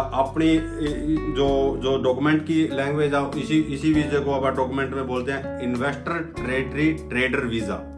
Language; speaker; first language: Hindi; native; Hindi